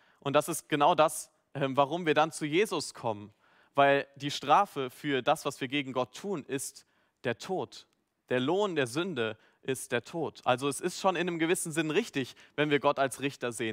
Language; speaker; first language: German; native; German